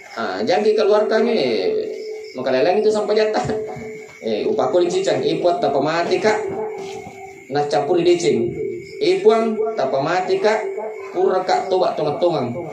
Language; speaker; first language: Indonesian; non-native, local second language; Buginese